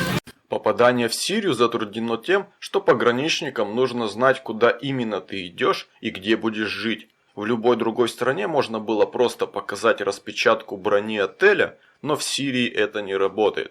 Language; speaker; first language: Russian; native; Russian